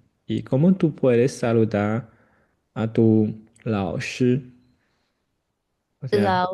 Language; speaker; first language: Spanish; non-native, fluent; Chinese